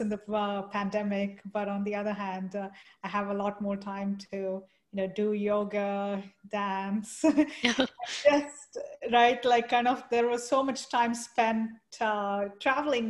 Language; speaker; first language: English; non-native, local second language; Kannada